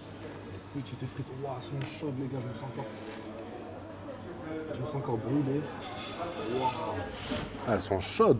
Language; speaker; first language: French; native; French